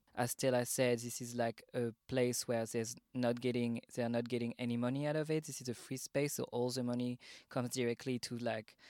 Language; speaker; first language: English; non-native, fluent; French